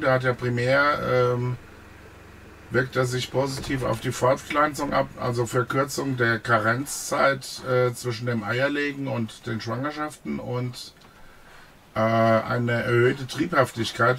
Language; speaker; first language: German; native; German